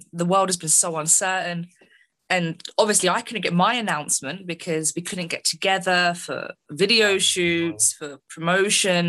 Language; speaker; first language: English; native; English